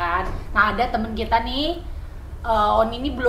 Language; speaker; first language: Indonesian; native; Indonesian